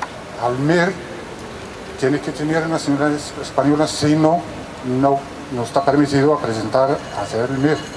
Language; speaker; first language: Spanish; non-native, fluent; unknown